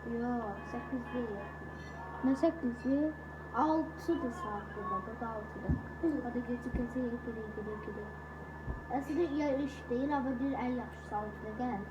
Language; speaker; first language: Turkish; non-native, learner; Azerbaijani